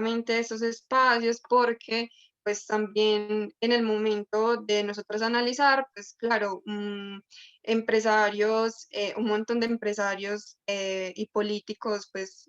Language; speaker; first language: Spanish; native; Spanish